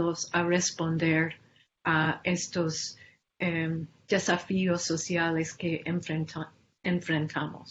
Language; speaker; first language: Spanish; non-native, fluent; English